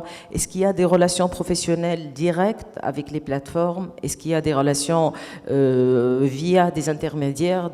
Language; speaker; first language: French; non-native, local second language; Arabic